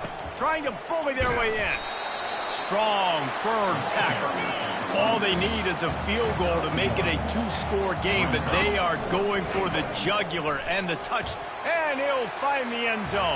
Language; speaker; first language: English; native; English